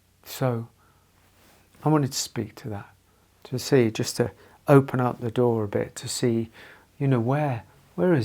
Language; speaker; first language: English; native; English